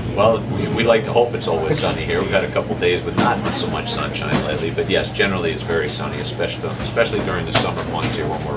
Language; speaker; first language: English; native; English